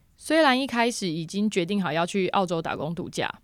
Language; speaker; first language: Chinese; native; Chinese